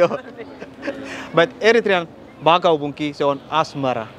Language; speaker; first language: Finnish; non-native, learner; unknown